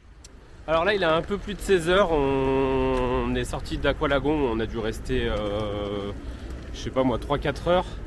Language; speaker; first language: French; native; French